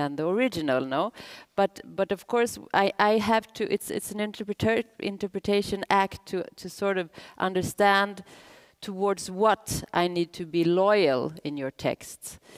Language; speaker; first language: English; non-native, fluent; Swedish